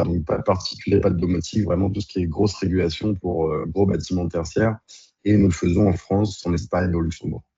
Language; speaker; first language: French; native; French